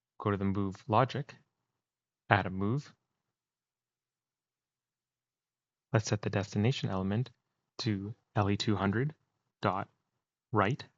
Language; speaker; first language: English; native; English